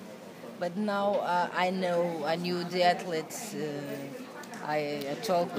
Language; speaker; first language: English; non-native, learner; Portuguese